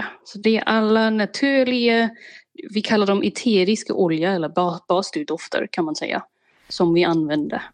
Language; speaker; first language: Swedish; non-native, fluent; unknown